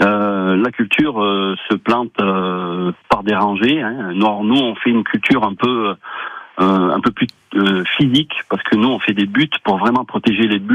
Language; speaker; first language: French; native; French